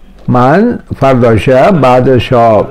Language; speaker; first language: Persian; non-native, fluent; Urdu